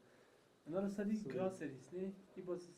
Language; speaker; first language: Persian; native; Persian